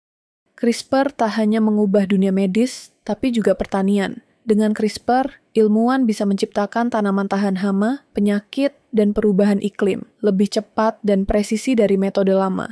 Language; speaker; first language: Indonesian; native; Indonesian